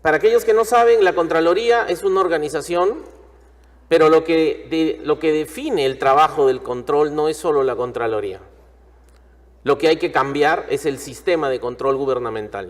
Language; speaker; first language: Spanish; native; Spanish